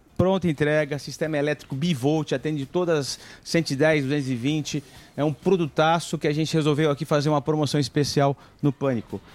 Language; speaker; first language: Portuguese; native; Portuguese